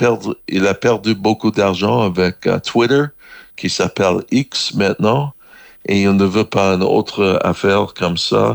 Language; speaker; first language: French; non-native, learner; English